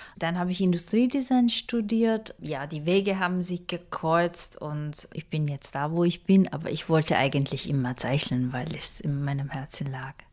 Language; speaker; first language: German; non-native, fluent; Turkish